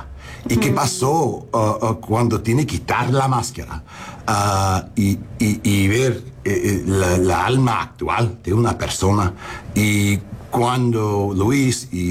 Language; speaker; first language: Spanish; non-native, learner; English